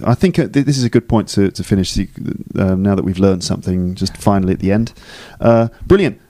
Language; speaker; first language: English; native; English